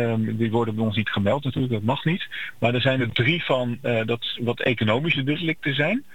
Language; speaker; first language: Dutch; native; Dutch